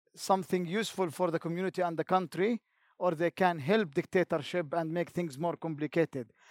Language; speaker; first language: English; non-native, fluent; Arabic